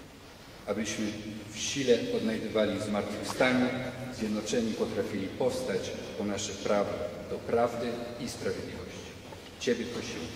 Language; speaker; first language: Polish; native; Polish